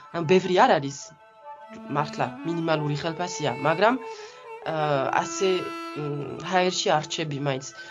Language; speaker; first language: Georgian; non-native, fluent; French